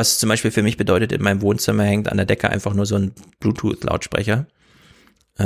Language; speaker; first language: German; native; German